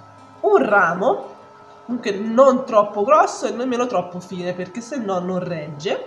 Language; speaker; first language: Italian; native; Italian